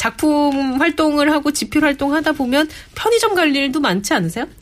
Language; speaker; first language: Korean; native; Korean